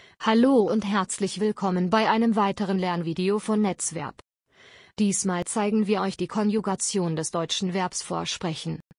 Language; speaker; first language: German; native; German